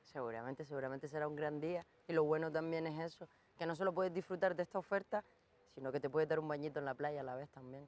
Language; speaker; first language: Spanish; native; Spanish